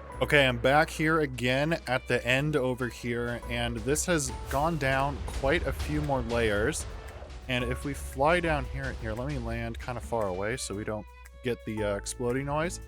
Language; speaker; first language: English; native; English